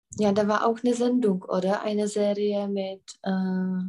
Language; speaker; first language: German; non-native, fluent; Czech